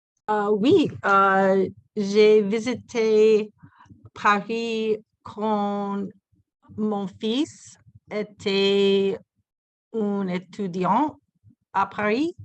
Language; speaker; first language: French; non-native, learner; English